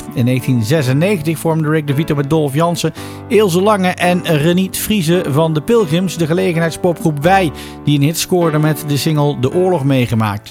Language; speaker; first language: Dutch; native; Dutch